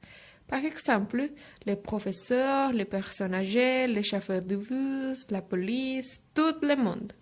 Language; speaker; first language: French; non-native, fluent; Spanish